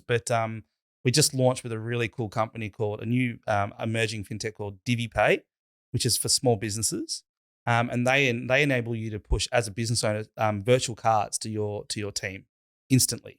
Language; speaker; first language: English; native; English